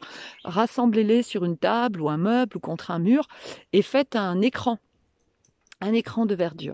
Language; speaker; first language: French; native; French